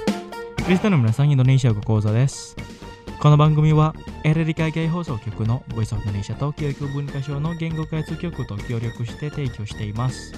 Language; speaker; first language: Japanese; non-native, fluent; Indonesian